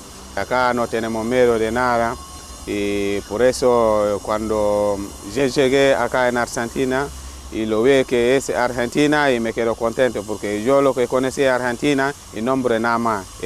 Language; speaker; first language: Spanish; non-native, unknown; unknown